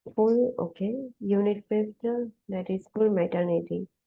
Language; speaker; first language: English; non-native, local second language; Gujarati